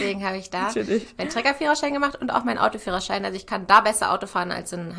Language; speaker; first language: German; native; German